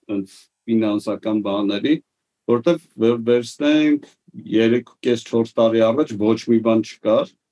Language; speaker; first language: Armenian; native; Armenian